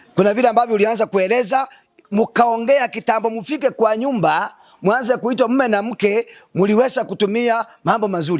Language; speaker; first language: Swahili; non-native, local second language; Gusii